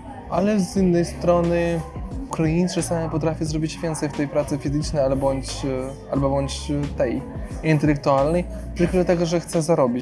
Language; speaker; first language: Polish; non-native, fluent; Russian